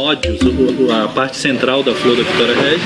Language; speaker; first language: Portuguese; native; Portuguese